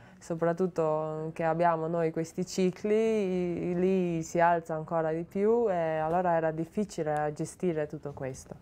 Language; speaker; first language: Italian; non-native, learner; Slovenian